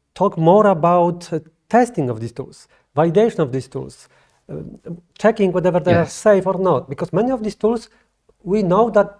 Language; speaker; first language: English; non-native, fluent; Polish